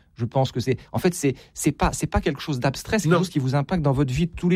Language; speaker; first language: French; native; French